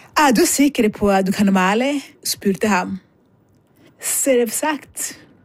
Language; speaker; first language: Norwegian; non-native, fluent; Rundi